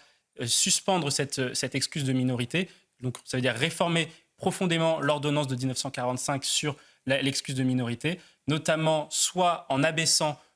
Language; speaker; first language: French; native; French